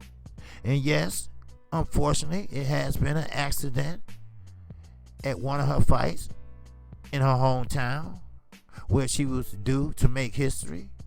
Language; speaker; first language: English; native; English